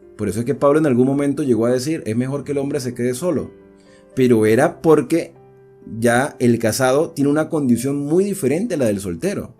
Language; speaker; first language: Spanish; native; Spanish